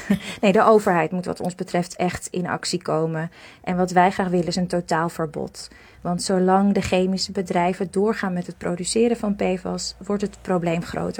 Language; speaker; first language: Dutch; native; Dutch